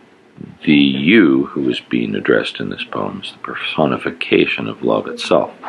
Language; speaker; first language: English; native; English